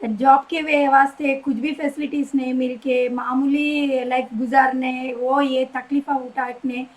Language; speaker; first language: Hindi; non-native, local second language; Telugu